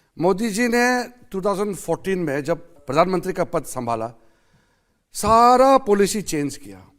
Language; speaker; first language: Hindi; non-native, local second language; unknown